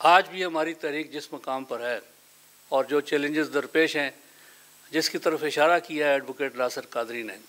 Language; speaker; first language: Urdu; non-native, local second language; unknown